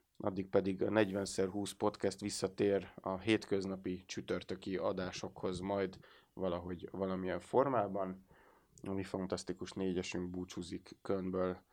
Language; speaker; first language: Hungarian; native; Hungarian